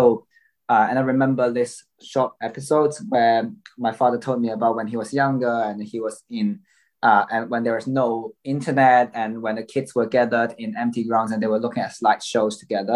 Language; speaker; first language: English; non-native, local second language; Cantonese